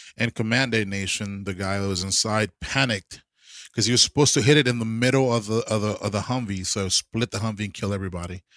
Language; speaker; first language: English; early bilingual, other home language; Spanish